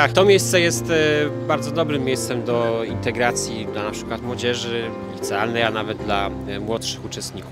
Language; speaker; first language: Polish; native; Polish